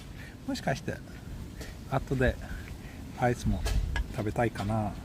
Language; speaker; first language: Japanese; non-native, fluent; Swedish